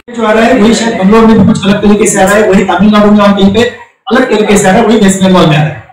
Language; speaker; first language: Hindi; non-native, local second language; Marathi